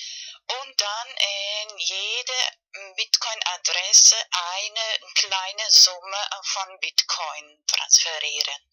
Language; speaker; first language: German; non-native, fluent; Spanish